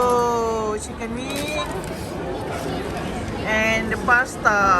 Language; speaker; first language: English; non-native, learner; Malay